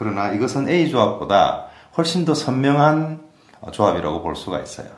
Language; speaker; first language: Korean; native; Korean